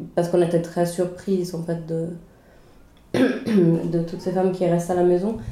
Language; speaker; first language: French; early bilingual, other home language; Swedish